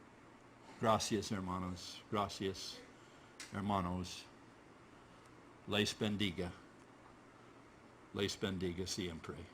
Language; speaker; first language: Spanish; non-native, learner; English